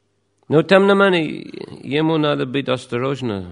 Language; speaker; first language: Russian; non-native, fluent; English